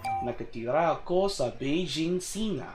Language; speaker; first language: Filipino; non-native, learner; English